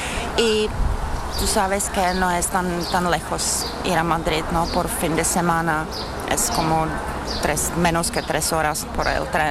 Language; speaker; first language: Spanish; non-native, fluent; Czech